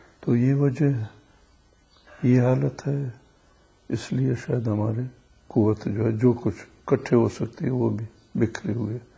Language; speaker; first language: Urdu; non-native, local second language; Baluchi